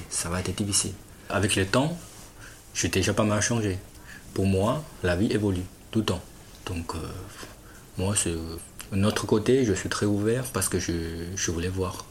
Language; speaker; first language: French; non-native, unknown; Chinese